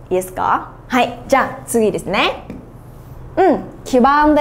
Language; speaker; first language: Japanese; non-native, fluent; Vietnamese